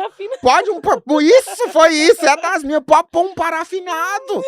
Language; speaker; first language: Portuguese; native; Portuguese